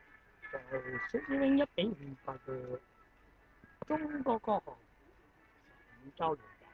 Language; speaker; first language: Chinese; native; Chinese